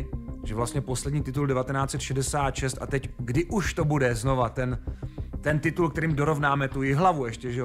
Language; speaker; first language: Czech; native; Czech